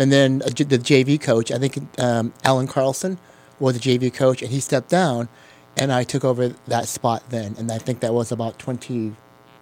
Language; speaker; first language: English; native; English